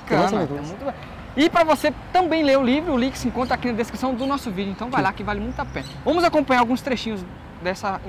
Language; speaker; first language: Portuguese; native; Portuguese